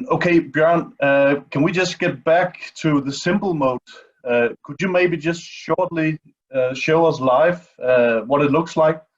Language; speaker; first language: English; non-native, fluent; Danish